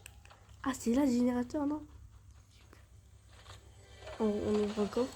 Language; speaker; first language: French; native; French